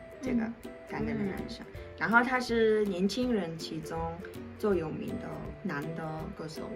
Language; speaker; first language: Chinese; non-native, fluent; Mongolian